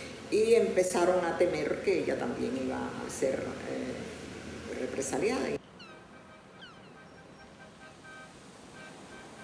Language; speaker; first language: Spanish; native; Spanish